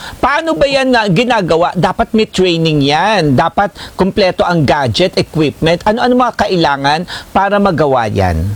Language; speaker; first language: Filipino; native; Filipino